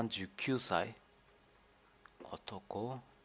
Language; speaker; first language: Japanese; non-native, learner; German